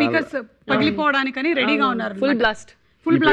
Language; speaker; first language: Telugu; native; Telugu